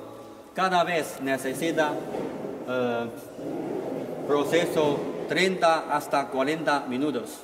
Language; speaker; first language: Spanish; non-native, learner; Chinese